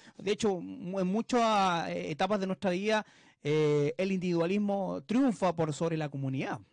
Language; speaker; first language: Spanish; native; Spanish